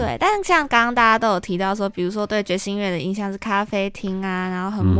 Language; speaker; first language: Chinese; native; Chinese